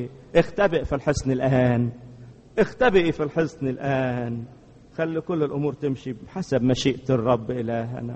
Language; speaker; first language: Arabic; native; Arabic